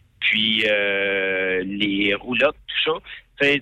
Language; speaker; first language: French; native; French